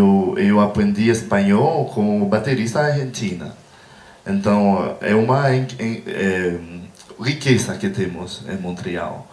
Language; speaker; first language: Portuguese; non-native, learner; Haitian Creole